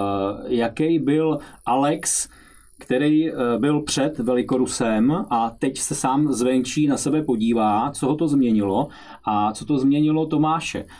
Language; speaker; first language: Czech; native; Czech